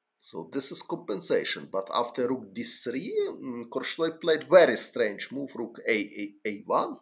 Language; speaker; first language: English; non-native, fluent; Ukrainian